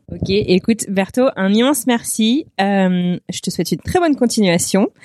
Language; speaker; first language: French; native; French